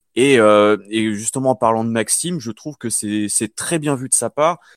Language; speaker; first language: French; native; French